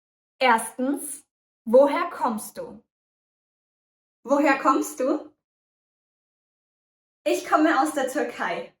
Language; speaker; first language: German; early bilingual, other home language; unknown